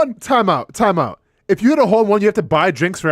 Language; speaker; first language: English; native; English